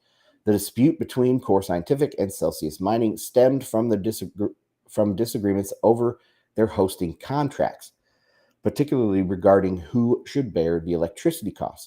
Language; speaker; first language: English; native; English